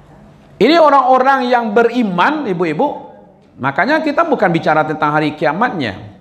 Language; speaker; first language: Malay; non-native, local second language; Minangkabau